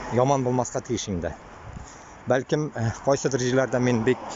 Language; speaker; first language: Tatar; non-native, local second language; Uzbek